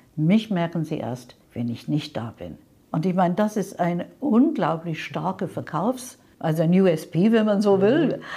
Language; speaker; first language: German; non-native, fluent; English